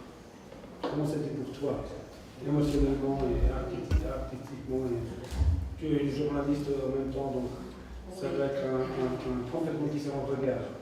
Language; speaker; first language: French; non-native, fluent; Serbian